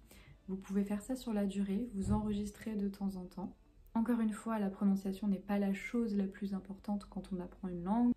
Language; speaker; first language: French; native; French